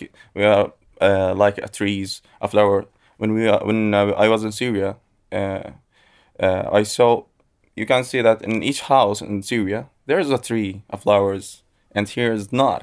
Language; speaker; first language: English; non-native, learner; Arabic